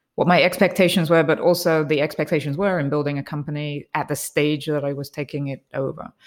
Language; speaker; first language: English; native; English